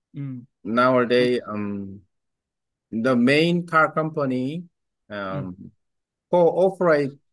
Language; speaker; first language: English; non-native, learner; Vietnamese